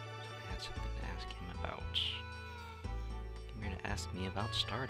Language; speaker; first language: English; native; English